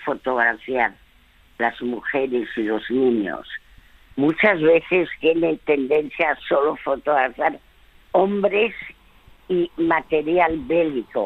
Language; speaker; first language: Spanish; early bilingual, other home language; French